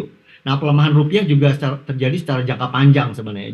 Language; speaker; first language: Indonesian; native; Indonesian